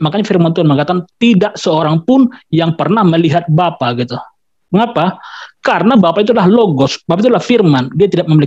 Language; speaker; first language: Indonesian; native; Indonesian